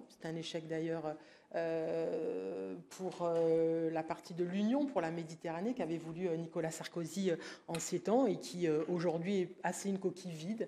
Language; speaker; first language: French; native; French